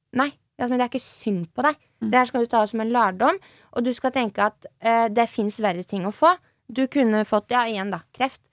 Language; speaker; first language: Norwegian; early bilingual, other home language; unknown